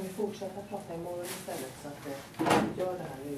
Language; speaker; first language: Swedish; native; Swedish